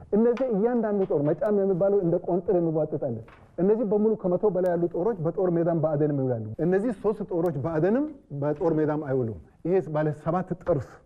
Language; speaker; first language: Amharic; non-native, local second language; Wolaytta